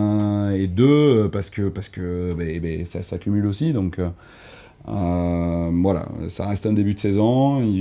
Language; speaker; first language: French; native; French